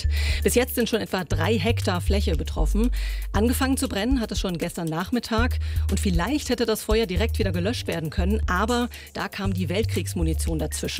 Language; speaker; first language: German; native; German